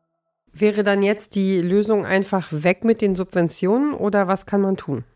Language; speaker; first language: German; native; German